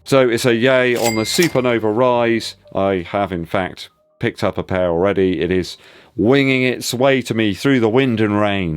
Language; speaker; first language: English; native; English